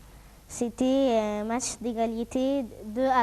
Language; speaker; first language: French; non-native, fluent; Arabic